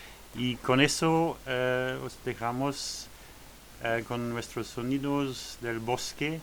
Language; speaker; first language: Spanish; non-native, learner; French